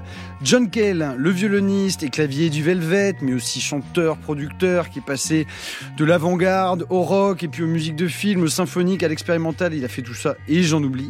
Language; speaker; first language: French; native; French